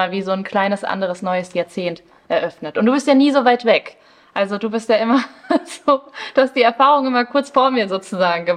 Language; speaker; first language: German; early bilingual, other home language; Spanish